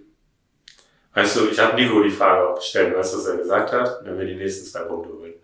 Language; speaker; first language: German; native; German